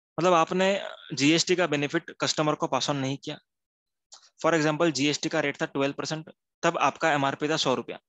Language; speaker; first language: Hindi; non-native, local second language; Gujarati